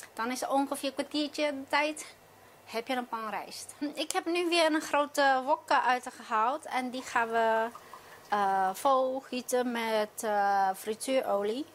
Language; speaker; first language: Dutch; non-native, fluent; Chinese